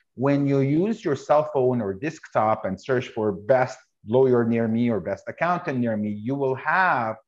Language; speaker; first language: English; non-native, fluent; Arabic